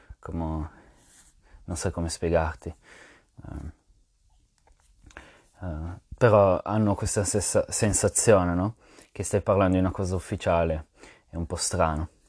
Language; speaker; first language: Italian; non-native, fluent; French